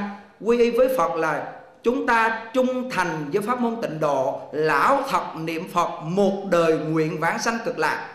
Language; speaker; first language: Vietnamese; native; Vietnamese